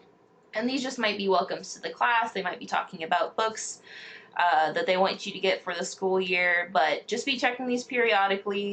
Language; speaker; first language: English; native; English